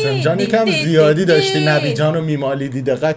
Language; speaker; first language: Persian; native; Persian